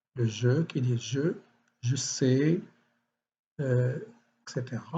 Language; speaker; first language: French; non-native, local second language; Arabic